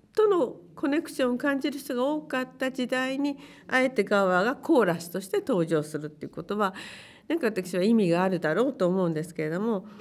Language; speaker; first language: Japanese; native; Japanese